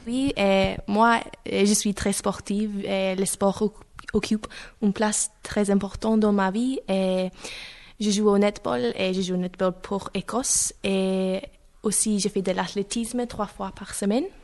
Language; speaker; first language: French; non-native, learner; English